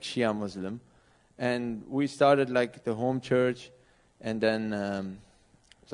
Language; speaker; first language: English; non-native, fluent; Persian